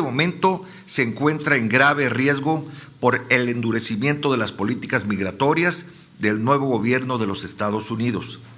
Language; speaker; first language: Spanish; native; Spanish